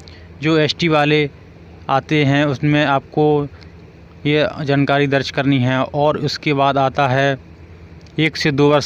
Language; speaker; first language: Hindi; native; Hindi